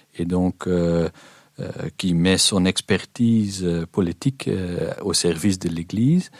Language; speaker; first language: French; non-native, local second language; Dutch